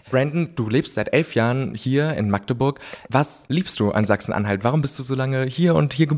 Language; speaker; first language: German; native; German